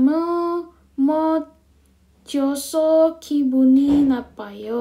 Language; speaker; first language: Korean; non-native, fluent; Indonesian